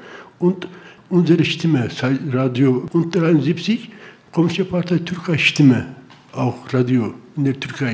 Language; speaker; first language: German; non-native, learner; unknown